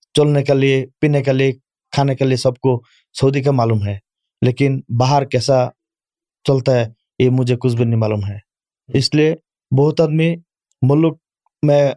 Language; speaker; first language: Urdu; non-native, learner; Bangla